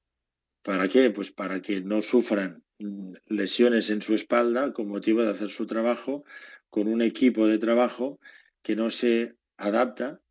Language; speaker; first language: Spanish; native; Spanish